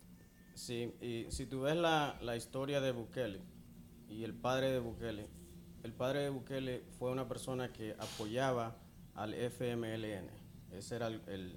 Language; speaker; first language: Spanish; native; Spanish